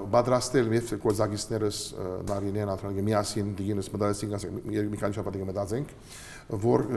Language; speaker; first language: Armenian; early bilingual, heritage; Armenian